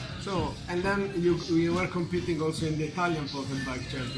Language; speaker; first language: English; non-native, fluent; Italian